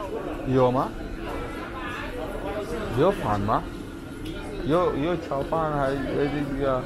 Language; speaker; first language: Chinese; non-native, learner; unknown